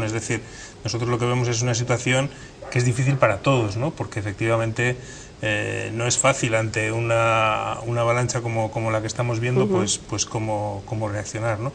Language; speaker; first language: Spanish; native; Spanish